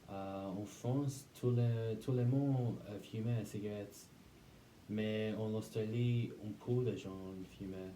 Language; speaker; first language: French; non-native, learner; English